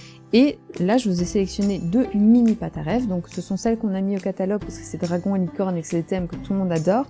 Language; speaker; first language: French; native; French